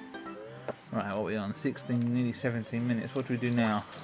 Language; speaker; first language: English; native; English